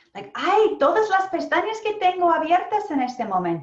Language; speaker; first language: Spanish; non-native, fluent; English